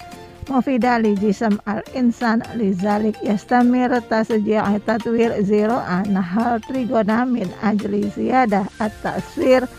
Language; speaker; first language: Arabic; non-native, learner; Indonesian